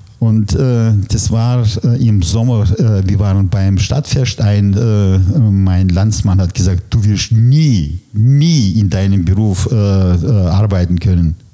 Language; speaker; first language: German; non-native, fluent; Russian